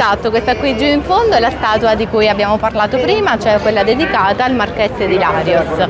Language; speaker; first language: Italian; native; Italian